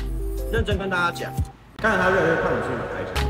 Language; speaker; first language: Chinese; native; Chinese